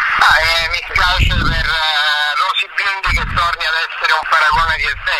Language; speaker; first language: Italian; native; Italian